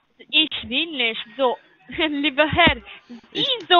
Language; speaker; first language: German; non-native, learner; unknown